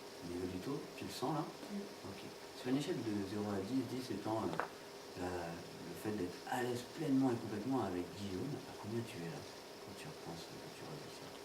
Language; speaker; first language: French; native; French